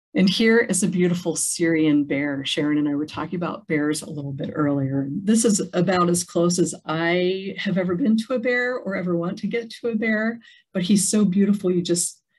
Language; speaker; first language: English; native; English